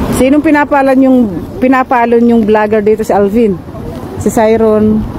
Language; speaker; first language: Filipino; native; Filipino